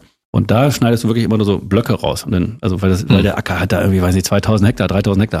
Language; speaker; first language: German; native; German